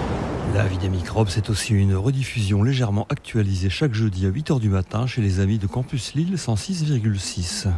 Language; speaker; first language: French; native; French